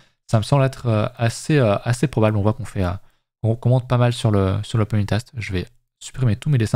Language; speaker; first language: French; native; French